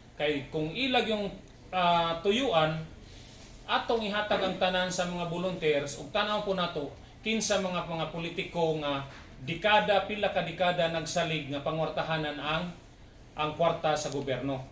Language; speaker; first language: Cebuano; native; Cebuano